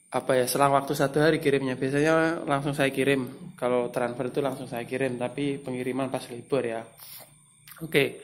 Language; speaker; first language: Indonesian; non-native, local second language; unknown